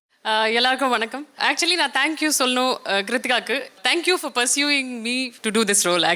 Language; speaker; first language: Tamil; non-native, fluent; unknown